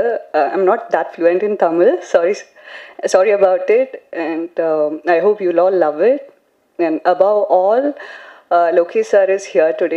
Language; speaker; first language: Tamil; non-native, learner; Malayalam